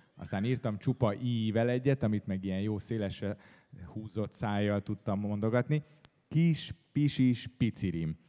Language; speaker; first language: Hungarian; native; Hungarian